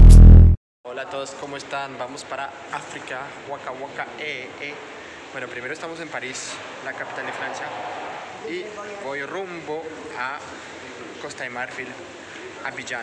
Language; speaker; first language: Spanish; non-native, fluent; French